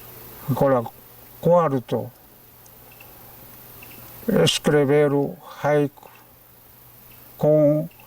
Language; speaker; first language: Portuguese; non-native, fluent; Japanese